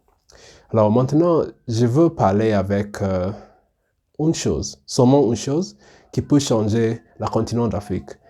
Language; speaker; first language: French; non-native, learner; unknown